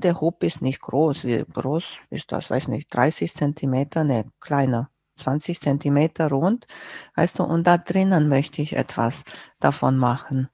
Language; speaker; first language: German; non-native, fluent; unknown